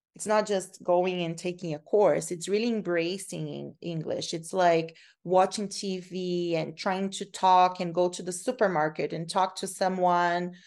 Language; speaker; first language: English; non-native, fluent; Portuguese